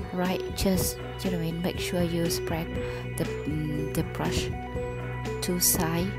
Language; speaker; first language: English; non-native, learner; Vietnamese